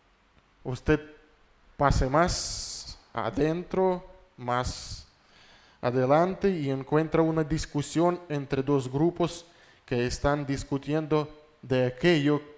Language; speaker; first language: Spanish; non-native, fluent; Russian